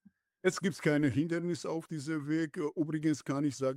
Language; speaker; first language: German; non-native, learner; Georgian